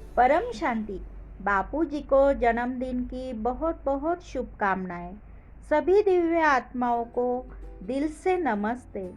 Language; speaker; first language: Hindi; non-native, local second language; Marathi